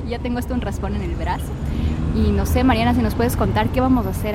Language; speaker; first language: Spanish; native; Spanish